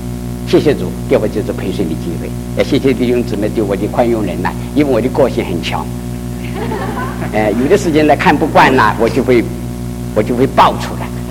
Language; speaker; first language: Chinese; native; Chinese